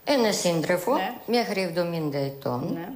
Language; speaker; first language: Greek; non-native, learner; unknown